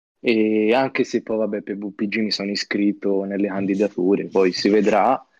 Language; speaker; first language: Italian; native; Italian